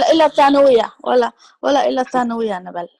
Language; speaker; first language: Arabic; non-native, learner; Tigrinya